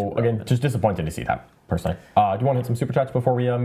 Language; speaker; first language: English; native; English